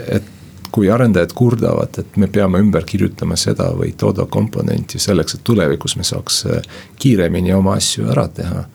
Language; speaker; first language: Estonian; non-native, local second language; Russian